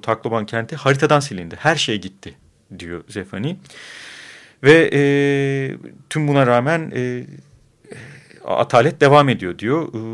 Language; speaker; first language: Turkish; native; Turkish